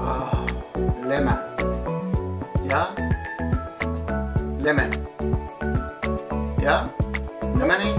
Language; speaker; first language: English; non-native, learner; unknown